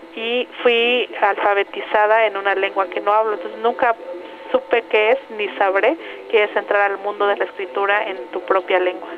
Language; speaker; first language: Spanish; non-native, local second language; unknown